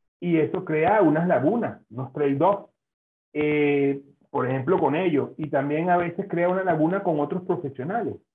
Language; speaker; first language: Spanish; native; Spanish